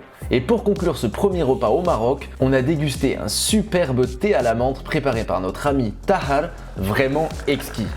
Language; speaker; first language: French; native; French